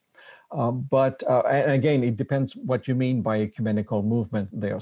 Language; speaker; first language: English; non-native, fluent; French